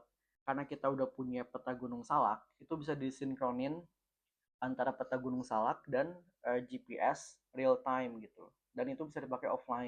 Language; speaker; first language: Indonesian; native; Indonesian